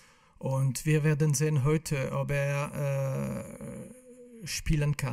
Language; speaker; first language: German; non-native, local second language; French